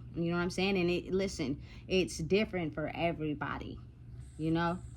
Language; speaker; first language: English; native; English